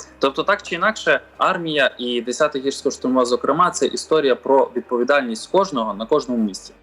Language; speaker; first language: Ukrainian; native; Ukrainian